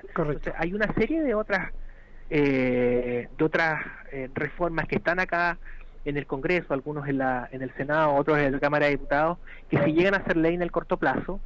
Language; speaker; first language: Spanish; native; Spanish